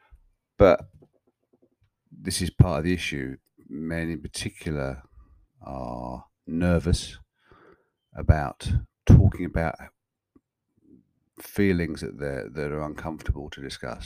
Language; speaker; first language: English; native; English